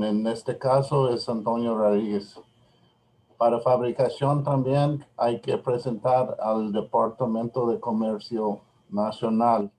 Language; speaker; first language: Spanish; non-native, learner; English